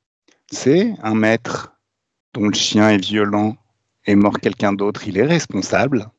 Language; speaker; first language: French; native; French